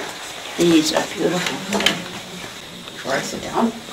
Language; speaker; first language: English; native; English